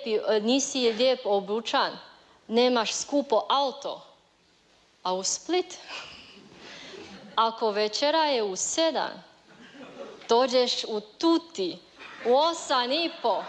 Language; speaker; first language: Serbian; non-native, learner; Chinese